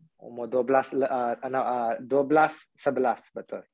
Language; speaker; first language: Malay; non-native, local second language; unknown